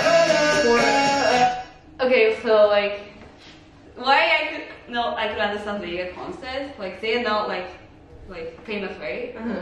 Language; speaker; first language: English; non-native, fluent; Japanese